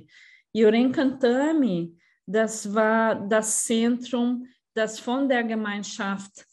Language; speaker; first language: German; non-native, fluent; Portuguese